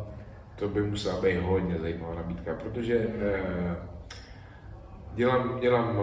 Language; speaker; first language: Czech; native; Czech